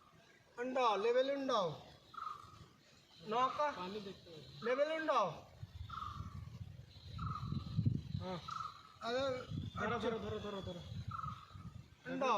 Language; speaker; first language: Malayalam; non-native, learner; Bangla